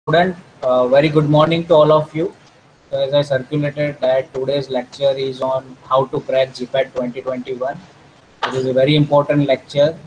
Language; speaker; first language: English; non-native, local second language; Gujarati